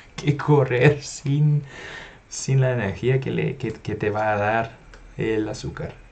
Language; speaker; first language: Spanish; non-native, fluent; English